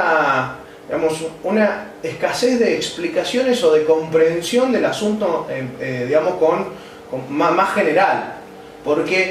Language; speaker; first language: Spanish; native; Spanish